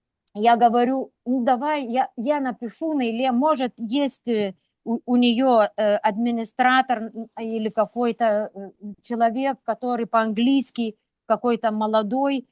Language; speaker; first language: Russian; non-native, local second language; Lithuanian